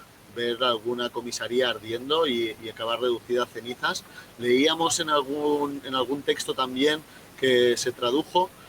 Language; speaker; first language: Spanish; native; Spanish